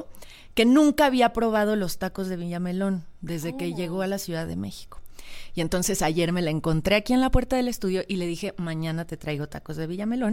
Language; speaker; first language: Spanish; native; Spanish